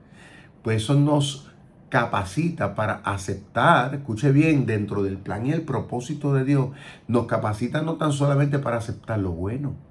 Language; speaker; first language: Spanish; native; Spanish